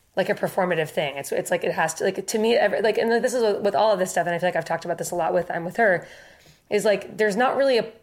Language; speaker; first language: English; native; English